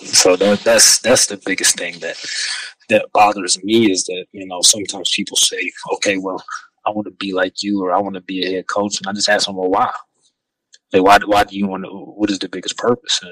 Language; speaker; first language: English; native; English